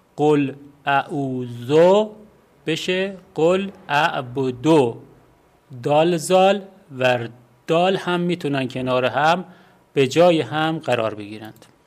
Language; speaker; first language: Persian; non-native, local second language; Azerbaijani